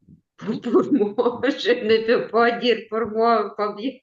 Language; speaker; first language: French; non-native, learner; Ukrainian